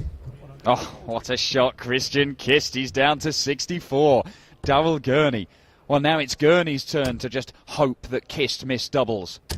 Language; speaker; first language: English; native; English